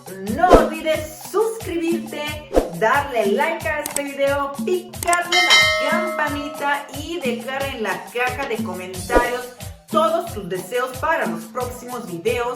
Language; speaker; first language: Spanish; non-native, fluent; Serbian